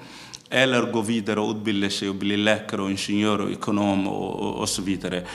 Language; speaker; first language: Swedish; non-native, fluent; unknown